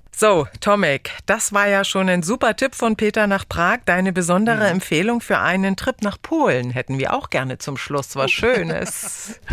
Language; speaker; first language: German; native; German